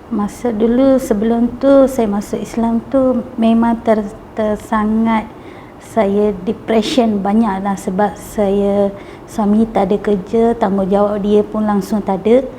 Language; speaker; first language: Malay; non-native, local second language; Tamil